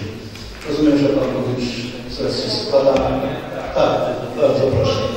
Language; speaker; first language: Polish; native; Polish